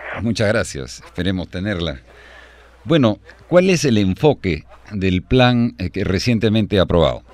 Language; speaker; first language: Spanish; native; Spanish